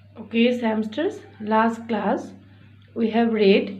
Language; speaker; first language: English; non-native, local second language; Assamese